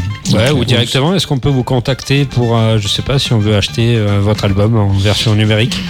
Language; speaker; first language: French; native; French